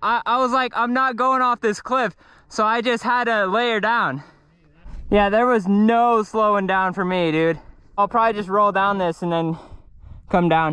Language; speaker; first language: English; native; English